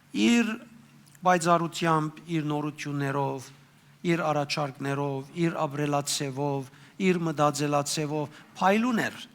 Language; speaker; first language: Armenian; native; Armenian